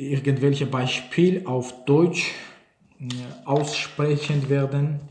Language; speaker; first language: German; non-native, learner; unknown